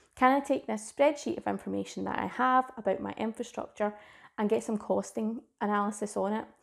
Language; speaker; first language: English; native; English